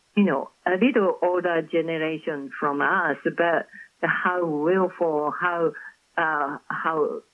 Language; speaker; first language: English; non-native, fluent; Japanese